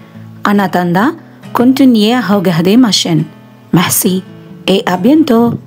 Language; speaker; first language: French; non-native, fluent; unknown